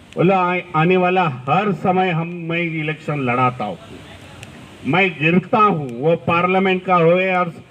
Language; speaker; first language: Hindi; non-native, local second language; Marathi